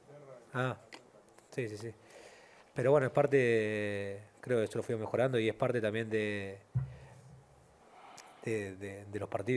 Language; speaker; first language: Spanish; native; Spanish